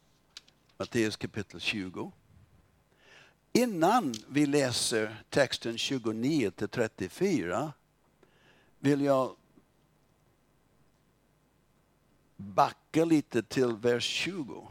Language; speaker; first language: Swedish; non-native, fluent; English